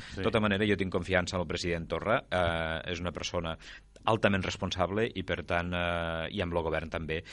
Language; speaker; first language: Catalan; native; Catalan